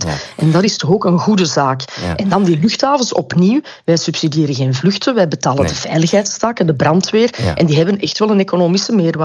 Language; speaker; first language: Dutch; native; Dutch